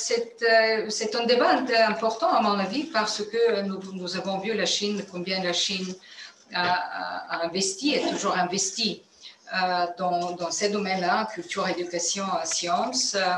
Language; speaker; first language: French; non-native, fluent; Bulgarian